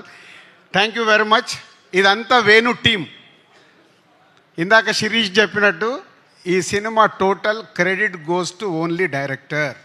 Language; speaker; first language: Telugu; native; Telugu